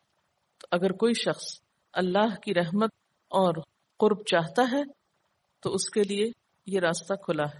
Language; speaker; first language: Urdu; native; Urdu